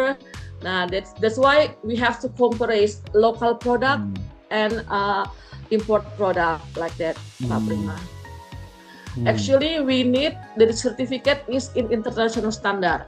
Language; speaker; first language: English; non-native, fluent; Indonesian